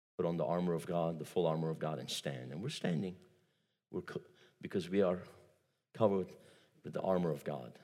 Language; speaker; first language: English; non-native, fluent; Turkish